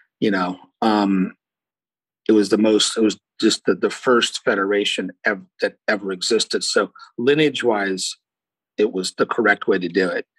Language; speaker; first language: English; early bilingual, other home language; Portuguese